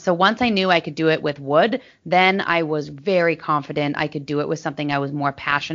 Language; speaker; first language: English; native; English